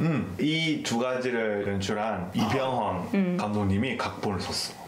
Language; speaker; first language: Korean; native; Korean